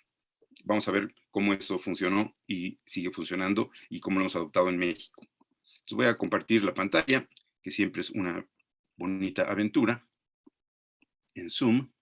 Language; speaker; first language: Spanish; native; Spanish